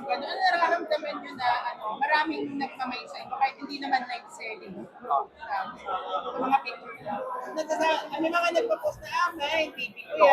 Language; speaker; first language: Filipino; native; Filipino